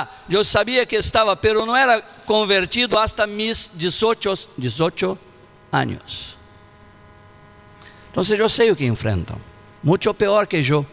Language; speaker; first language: Spanish; non-native, learner; Portuguese